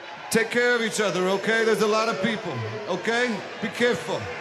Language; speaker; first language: English; native; English